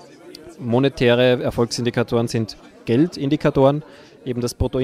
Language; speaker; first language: German; native; German